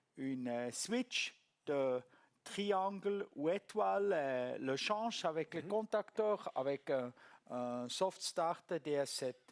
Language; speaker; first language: French; non-native, local second language; German